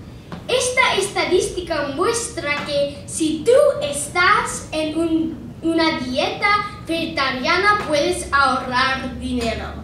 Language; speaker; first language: Spanish; non-native, learner; English